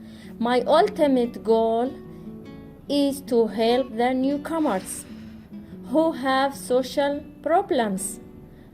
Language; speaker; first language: English; non-native, learner; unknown